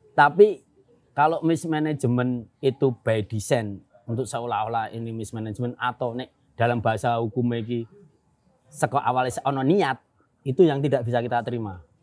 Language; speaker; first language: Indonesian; non-native, local second language; Javanese